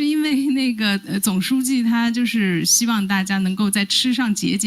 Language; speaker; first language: Chinese; native; Chinese